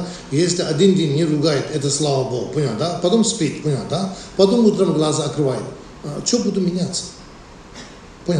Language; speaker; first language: Russian; non-native, learner; Tibetan